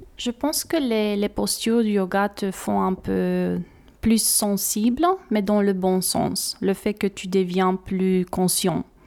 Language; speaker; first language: French; non-native, fluent; Romanian